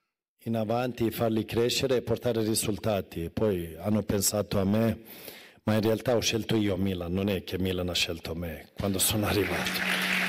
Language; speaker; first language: Italian; non-native, fluent; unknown